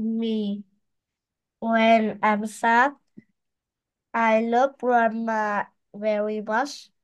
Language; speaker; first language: English; non-native, learner; Vietnamese